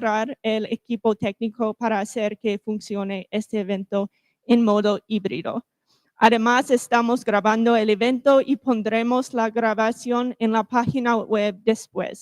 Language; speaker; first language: Spanish; non-native, fluent; English